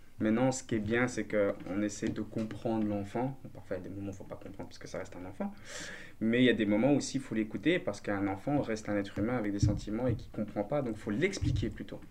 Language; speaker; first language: French; native; French